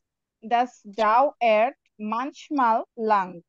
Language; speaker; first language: German; non-native, learner; Bangla